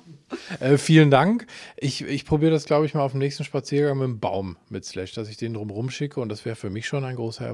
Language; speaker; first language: German; native; German